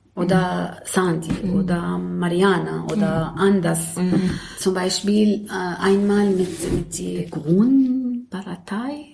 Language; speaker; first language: German; non-native, learner; Arabic